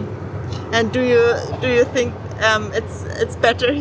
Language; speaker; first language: English; non-native, fluent; German